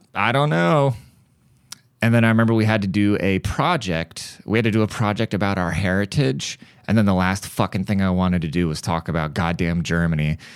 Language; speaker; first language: English; early bilingual, other home language; German